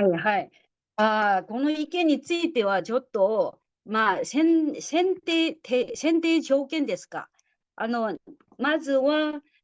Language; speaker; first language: Japanese; non-native, fluent; Chinese